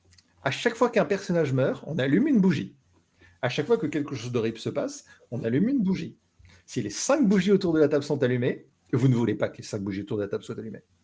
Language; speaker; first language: French; native; French